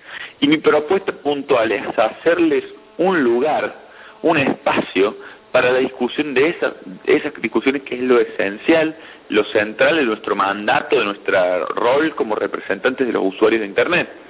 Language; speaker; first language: Spanish; native; Spanish